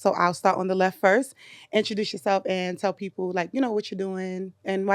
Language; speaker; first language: English; native; English